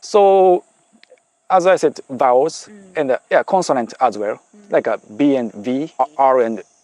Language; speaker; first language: English; non-native, fluent; Japanese